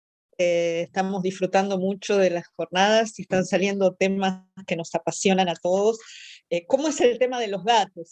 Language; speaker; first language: Spanish; native; Spanish